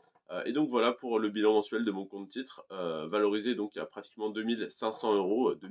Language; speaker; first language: French; native; French